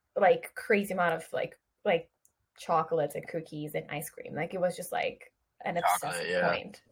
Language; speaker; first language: English; early bilingual, other home language; Spanish